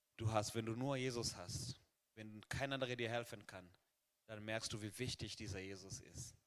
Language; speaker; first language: German; non-native, fluent; Swahili